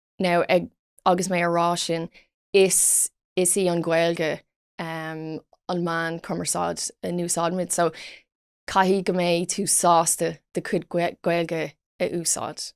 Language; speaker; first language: Irish; non-native, local second language; English